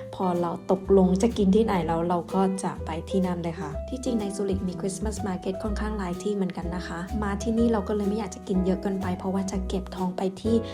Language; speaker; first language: Thai; early bilingual, other home language; English